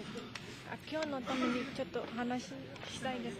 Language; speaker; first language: Japanese; non-native, learner; Burmese